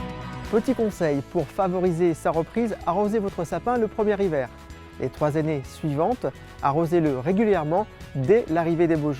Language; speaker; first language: French; native; French